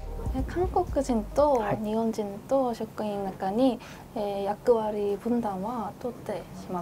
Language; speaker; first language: Japanese; non-native, learner; Korean